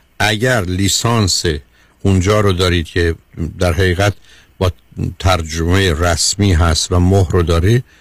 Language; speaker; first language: Persian; native; Persian